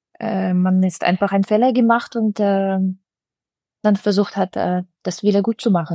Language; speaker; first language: German; non-native, fluent; Russian